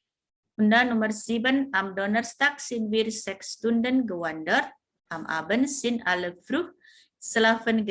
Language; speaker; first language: German; non-native, fluent; Indonesian